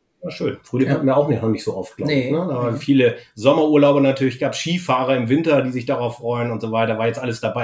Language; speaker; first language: German; native; German